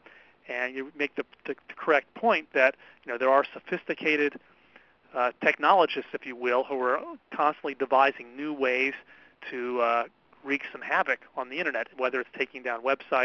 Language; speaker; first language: English; native; English